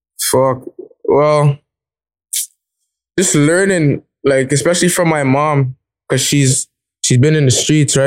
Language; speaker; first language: English; native; English